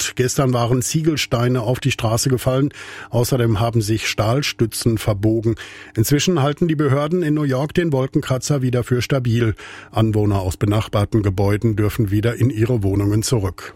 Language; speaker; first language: German; native; German